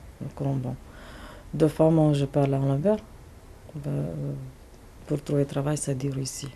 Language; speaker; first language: French; non-native, learner; Tamil